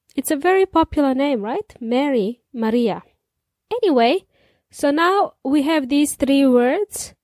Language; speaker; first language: English; non-native, fluent; Serbian